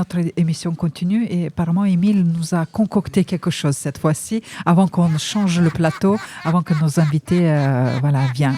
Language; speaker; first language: French; native; French